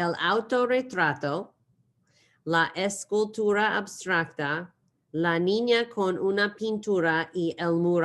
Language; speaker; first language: Spanish; non-native, fluent; English